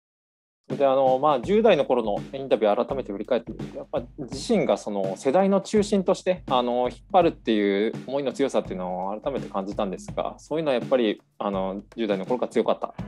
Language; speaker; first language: Japanese; native; Japanese